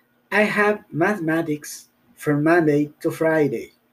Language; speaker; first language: English; non-native, learner; Spanish